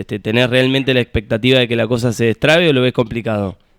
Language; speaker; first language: Spanish; native; Spanish